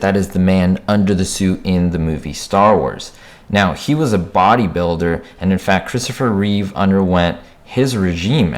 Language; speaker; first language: English; native; English